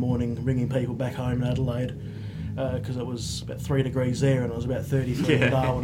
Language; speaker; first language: English; native; English